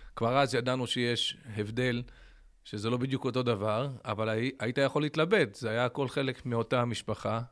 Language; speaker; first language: Hebrew; early bilingual, other home language; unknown